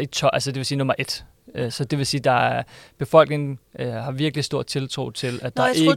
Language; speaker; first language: Danish; native; Danish